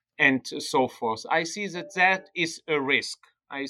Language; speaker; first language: English; non-native, fluent; German